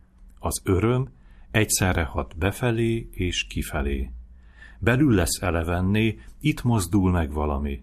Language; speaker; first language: Hungarian; native; Hungarian